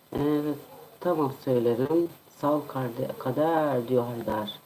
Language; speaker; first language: Turkish; native; Turkish